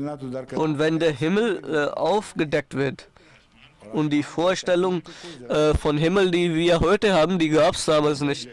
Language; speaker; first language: German; non-native, fluent; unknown